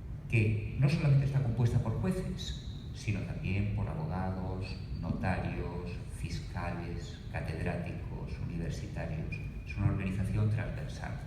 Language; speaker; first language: Spanish; native; Spanish